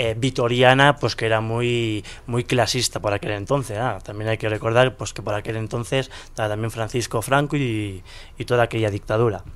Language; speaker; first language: Spanish; native; Spanish